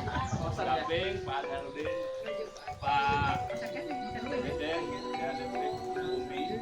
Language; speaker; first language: Indonesian; non-native, local second language; Sundanese